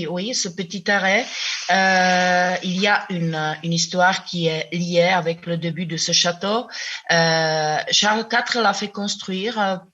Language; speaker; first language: French; non-native, fluent; Czech